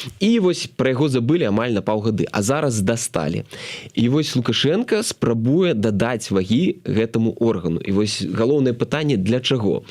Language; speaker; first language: Belarusian; non-native, local second language; Russian